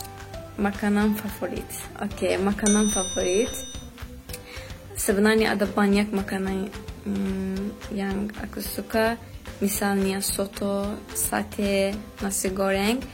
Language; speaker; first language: Indonesian; non-native, fluent; Azerbaijani